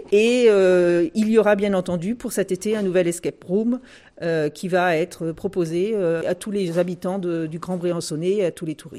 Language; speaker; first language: French; native; French